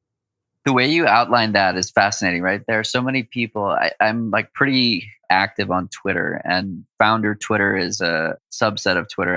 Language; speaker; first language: English; native; English